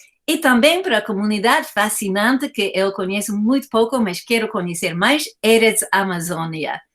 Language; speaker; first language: Portuguese; non-native, fluent; English